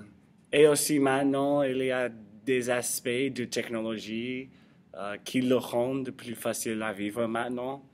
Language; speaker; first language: French; non-native, learner; English